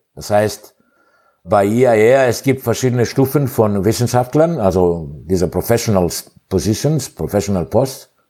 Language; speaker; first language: German; non-native, fluent; Greek